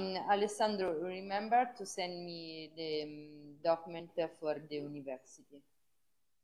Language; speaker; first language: English; non-native, fluent; Italian